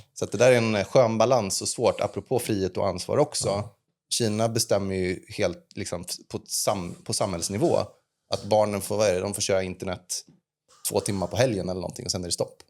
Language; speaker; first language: Swedish; native; Swedish